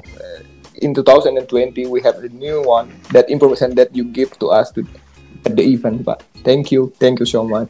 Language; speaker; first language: English; non-native, learner; Indonesian